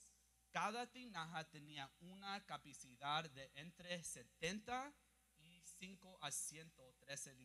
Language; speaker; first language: Spanish; early bilingual, heritage; English